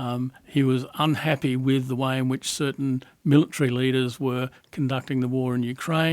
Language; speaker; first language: English; native; English